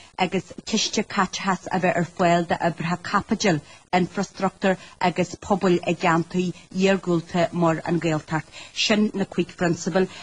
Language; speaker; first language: Irish; native; Irish